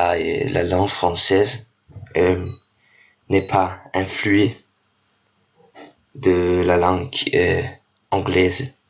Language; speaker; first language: French; non-native, learner; Danish